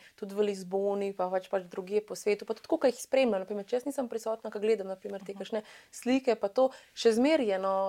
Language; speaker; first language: Slovenian; early bilingual, other home language; Bosnian